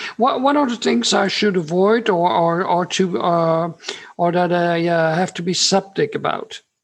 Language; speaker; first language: English; non-native, fluent; Dutch